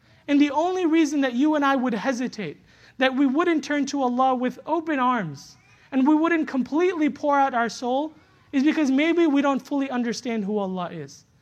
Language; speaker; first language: English; native; English